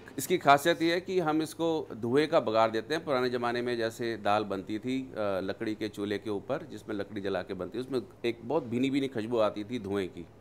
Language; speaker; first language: Hindi; native; Hindi